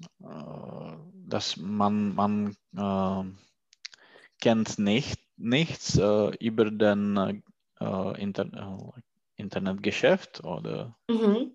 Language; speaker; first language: German; non-native, learner; Czech